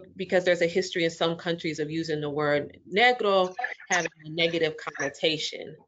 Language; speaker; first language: Spanish; native; Spanish